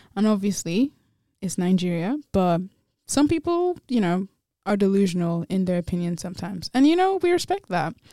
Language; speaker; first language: English; early bilingual, other home language; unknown